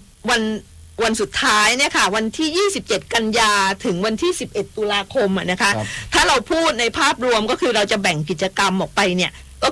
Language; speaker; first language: Thai; native; Thai